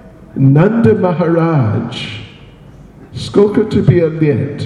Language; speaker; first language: Russian; non-native, learner; English